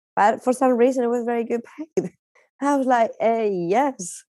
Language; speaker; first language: English; non-native, fluent; Spanish